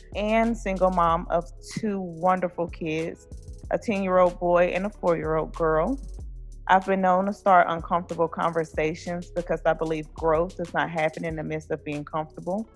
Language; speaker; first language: English; native; English